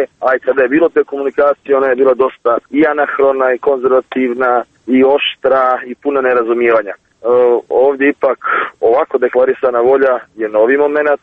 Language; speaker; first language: Serbian; native; Serbian